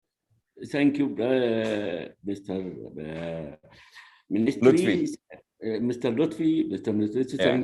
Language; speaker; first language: English; non-native, learner; Arabic